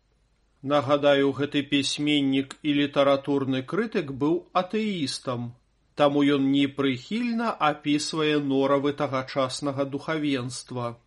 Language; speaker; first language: Belarusian; native; Belarusian